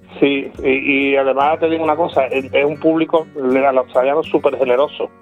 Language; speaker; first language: Spanish; native; Spanish